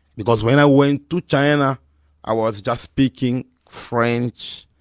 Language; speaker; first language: English; non-native, fluent; Lingala